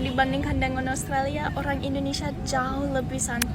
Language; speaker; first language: Indonesian; non-native, fluent; English